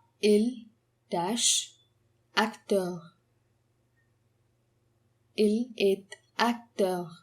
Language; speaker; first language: French; non-native, fluent; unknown